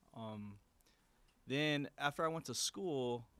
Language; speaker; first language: English; native; English